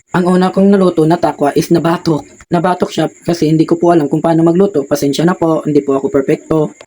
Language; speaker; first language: Filipino; non-native, local second language; Hiligaynon